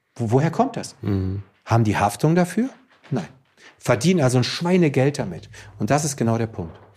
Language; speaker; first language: German; early bilingual, other home language; Greek